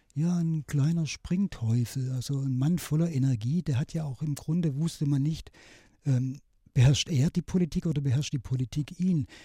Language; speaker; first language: German; native; German